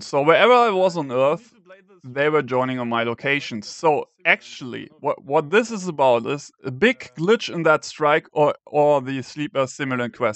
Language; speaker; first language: English; non-native, fluent; German